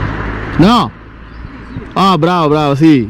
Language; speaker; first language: Italian; non-native, learner; Malayalam